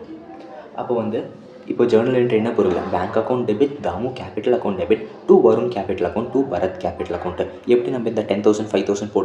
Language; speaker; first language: Tamil; native; Tamil